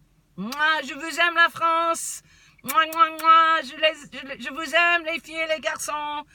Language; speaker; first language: French; non-native, learner; English